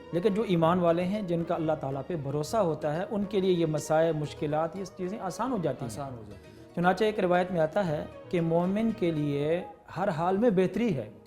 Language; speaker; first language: Urdu; non-native, local second language; Northern Hindko